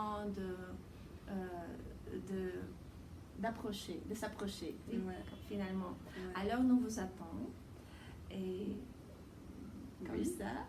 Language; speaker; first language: French; non-native, fluent; Russian